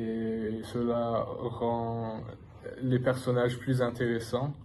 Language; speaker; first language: French; non-native, fluent; English